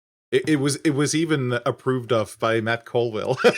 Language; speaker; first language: English; native; English